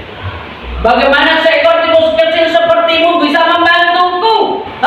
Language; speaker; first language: Indonesian; native; Indonesian